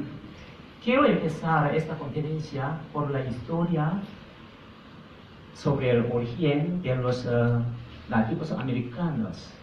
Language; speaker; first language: Spanish; non-native, fluent; Korean